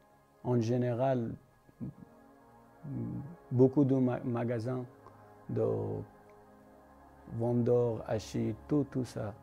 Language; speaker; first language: French; non-native, learner; Persian